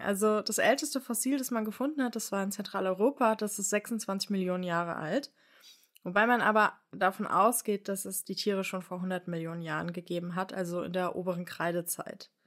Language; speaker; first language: German; native; German